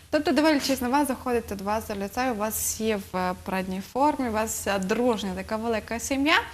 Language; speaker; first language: Ukrainian; native; Ukrainian